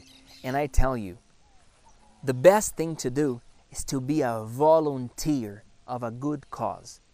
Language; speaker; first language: English; non-native, fluent; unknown